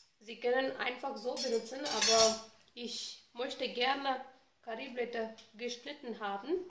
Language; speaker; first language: German; non-native, learner; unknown